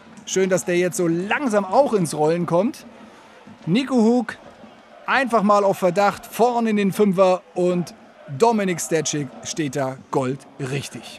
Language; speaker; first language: German; native; German